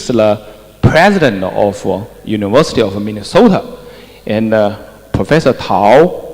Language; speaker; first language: English; non-native, fluent; Chinese